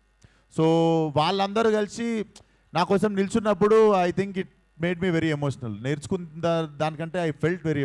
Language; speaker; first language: Telugu; native; Telugu